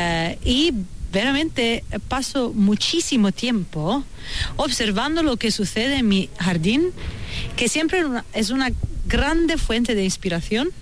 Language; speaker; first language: Spanish; non-native, fluent; Italian